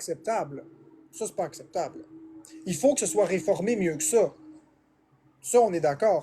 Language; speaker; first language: French; native; French